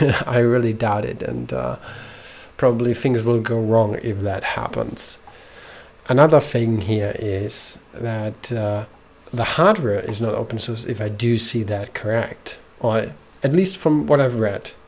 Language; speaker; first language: English; non-native, fluent; German